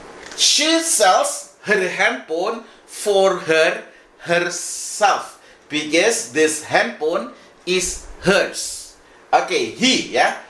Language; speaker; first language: English; non-native, fluent; Indonesian